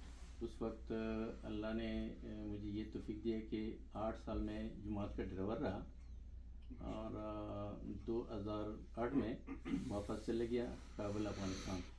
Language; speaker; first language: Hindi; non-native, fluent; Pashto